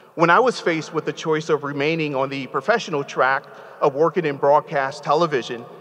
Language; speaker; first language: English; native; English